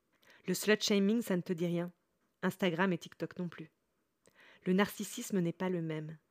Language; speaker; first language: French; native; French